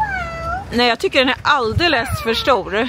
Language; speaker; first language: Swedish; native; Swedish